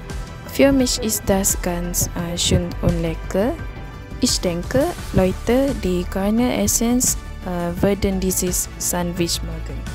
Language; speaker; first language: German; non-native, learner; Malay